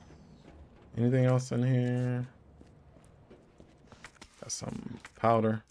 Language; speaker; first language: English; native; English